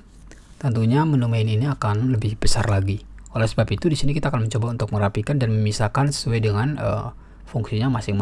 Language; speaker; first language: Indonesian; native; Indonesian